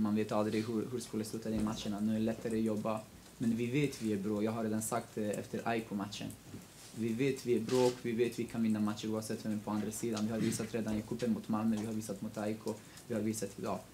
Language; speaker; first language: Swedish; non-native, local second language; Kurdish